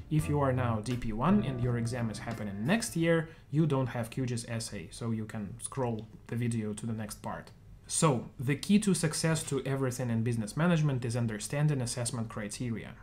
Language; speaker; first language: English; non-native, fluent; Russian